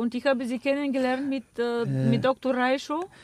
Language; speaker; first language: German; non-native, fluent; Bulgarian